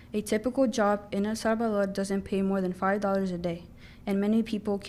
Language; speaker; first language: English; early bilingual, other home language; Spanish